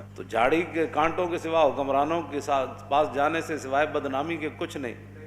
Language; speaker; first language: Urdu; non-native, local second language; Punjabi